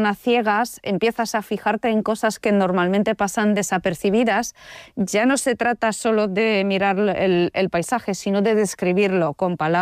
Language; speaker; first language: Spanish; non-native, fluent; Polish